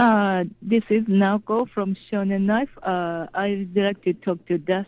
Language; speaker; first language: English; non-native, fluent; Japanese